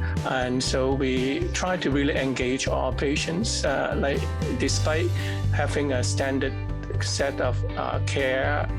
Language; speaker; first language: English; non-native, fluent; Cantonese